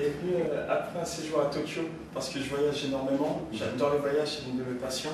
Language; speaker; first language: French; early bilingual, other home language; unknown